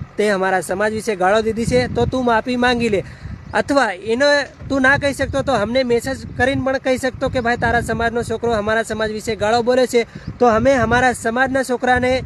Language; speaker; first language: Gujarati; non-native, local second language; Bhili